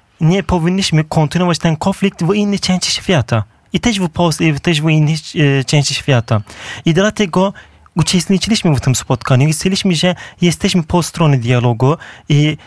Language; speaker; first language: Polish; non-native, fluent; Turkish